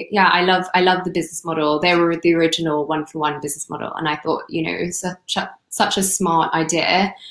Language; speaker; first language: English; non-native, local second language; Cantonese